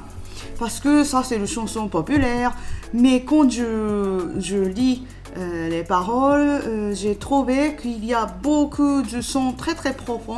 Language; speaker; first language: French; non-native, learner; Japanese